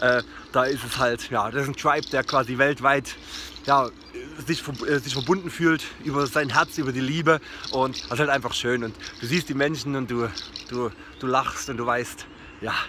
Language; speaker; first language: German; native; German